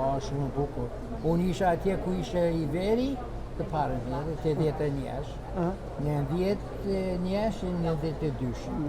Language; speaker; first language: Albanian; early bilingual, heritage; Albanian